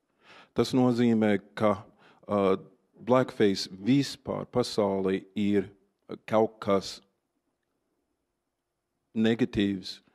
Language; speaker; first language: Latvian; non-native, fluent; English